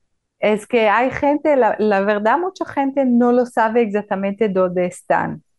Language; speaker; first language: Spanish; non-native, fluent; Hebrew